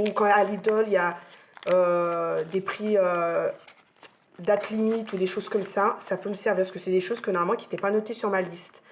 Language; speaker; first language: French; native; French